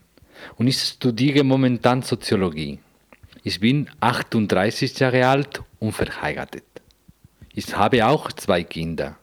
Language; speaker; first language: German; non-native, fluent; Spanish